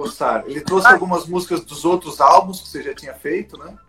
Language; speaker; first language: Portuguese; native; Portuguese